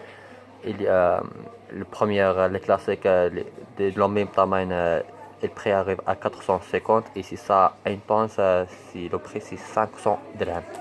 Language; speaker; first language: French; non-native, learner; Arabic